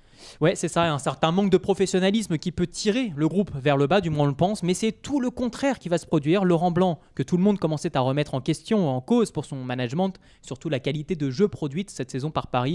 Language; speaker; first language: French; native; French